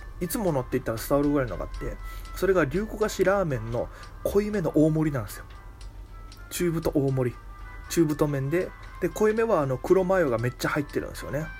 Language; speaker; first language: Japanese; native; Japanese